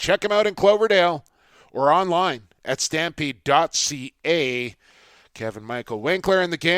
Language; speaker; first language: English; native; English